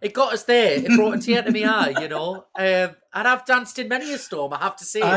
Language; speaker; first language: English; native; English